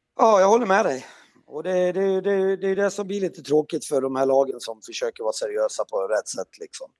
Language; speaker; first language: Swedish; native; Swedish